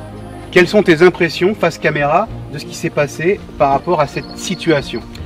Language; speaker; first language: French; native; French